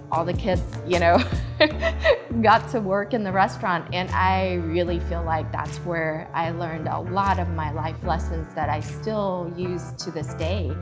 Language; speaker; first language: English; early bilingual, other home language; Chinese